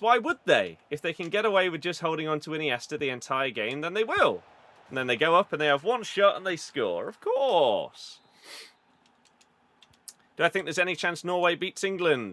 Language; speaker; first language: English; native; English